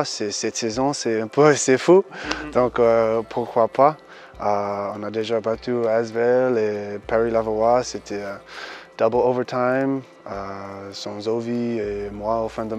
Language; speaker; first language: French; early bilingual, heritage; English